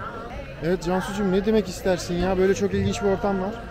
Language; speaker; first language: Turkish; native; Turkish